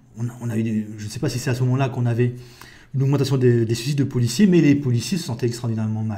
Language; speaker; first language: French; native; French